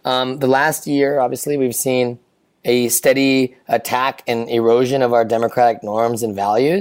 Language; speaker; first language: English; native; English